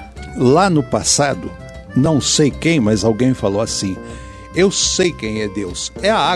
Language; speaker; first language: Portuguese; native; Portuguese